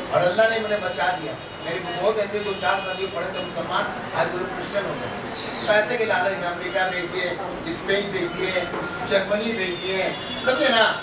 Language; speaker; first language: Hindi; non-native, local second language; Urdu